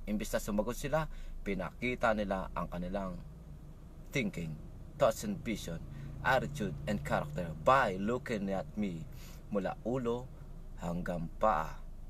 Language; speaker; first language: English; non-native, local second language; Filipino